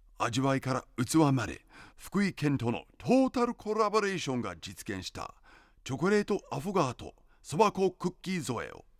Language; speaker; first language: Japanese; non-native, fluent; English